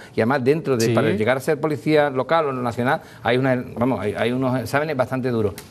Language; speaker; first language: Spanish; native; Spanish